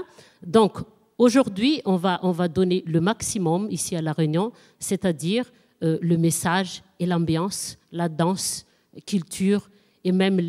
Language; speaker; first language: French; non-native, local second language; Malagasy